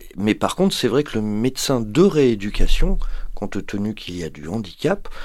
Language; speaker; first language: French; native; French